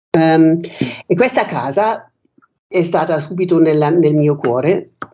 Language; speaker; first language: Italian; non-native, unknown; German